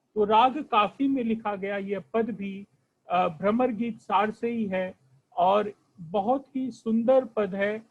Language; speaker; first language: Hindi; non-native, local second language; Marathi